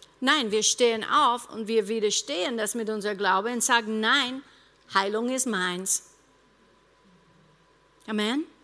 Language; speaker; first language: German; non-native, fluent; English